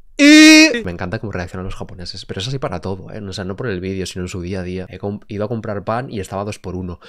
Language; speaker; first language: Spanish; native; Spanish